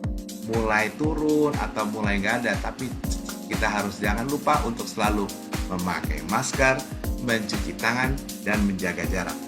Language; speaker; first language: Indonesian; native; Indonesian